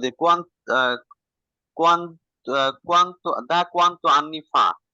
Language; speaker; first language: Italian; non-native, learner; Bangla